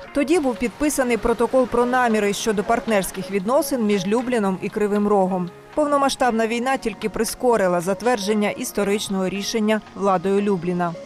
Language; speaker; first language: Ukrainian; native; Ukrainian